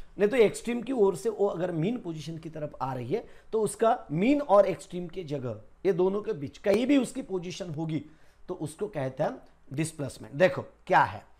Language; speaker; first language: Hindi; non-native, local second language; Marathi